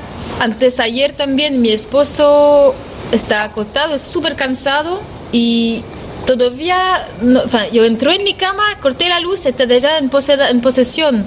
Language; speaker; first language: Spanish; non-native, learner; French